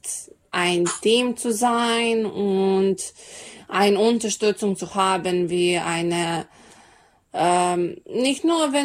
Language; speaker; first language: German; non-native, learner; Serbian